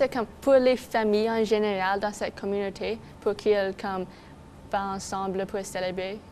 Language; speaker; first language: French; non-native, local second language; English